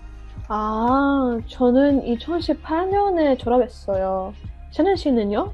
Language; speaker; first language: Korean; non-native, learner; English